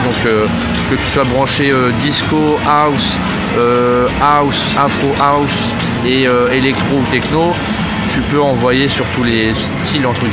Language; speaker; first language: French; native; French